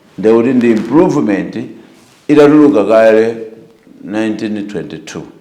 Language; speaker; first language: Nyanja; native; Nyanja